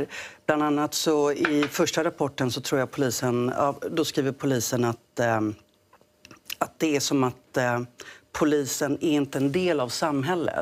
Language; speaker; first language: Swedish; native; Swedish